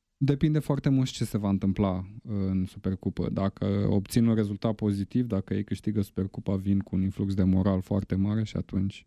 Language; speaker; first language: Romanian; native; Romanian